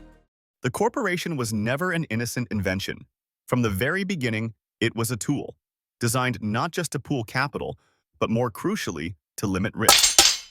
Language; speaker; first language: English; native; English